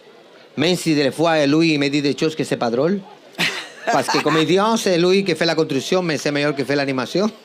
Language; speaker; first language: French; non-native, fluent; Spanish